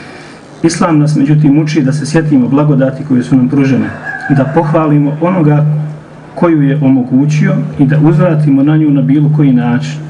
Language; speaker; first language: Croatian; native; Croatian